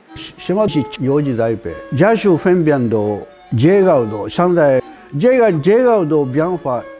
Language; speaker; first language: Chinese; non-native, learner; Japanese